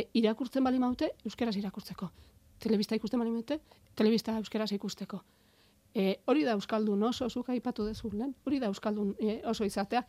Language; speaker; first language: Basque; native; Basque